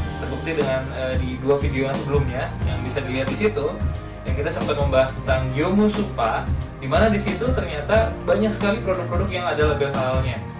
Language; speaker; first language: Indonesian; native; Indonesian